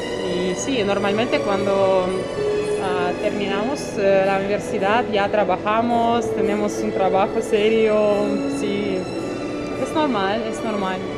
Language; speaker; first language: Spanish; non-native, fluent; Russian